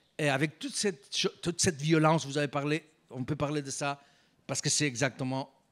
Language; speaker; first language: French; non-native, fluent; Spanish